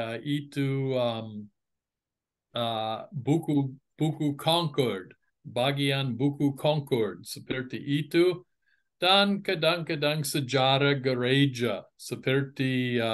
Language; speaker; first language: Indonesian; non-native, fluent; English